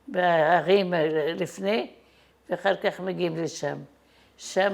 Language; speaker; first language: Hebrew; non-native, fluent; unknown